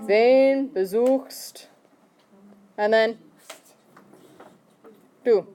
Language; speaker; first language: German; non-native, fluent; English